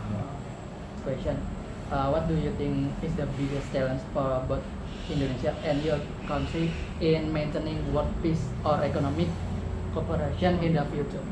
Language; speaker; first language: English; non-native, learner; Indonesian